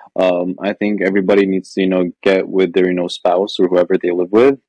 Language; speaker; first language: English; non-native, fluent; Arabic